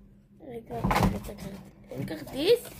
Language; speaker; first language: Hebrew; native; Hebrew